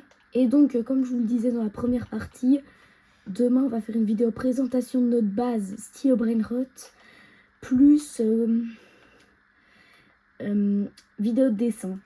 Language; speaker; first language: French; native; French